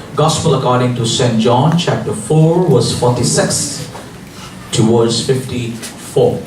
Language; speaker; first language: English; non-native, local second language; Hindi